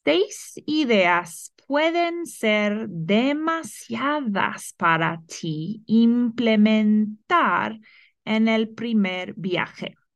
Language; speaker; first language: Spanish; non-native, fluent; English